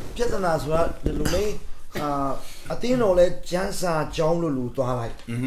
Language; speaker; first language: Burmese; non-native, local second language; Hakha Chin